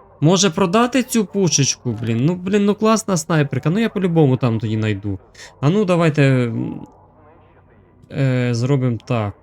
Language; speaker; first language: Ukrainian; native; Ukrainian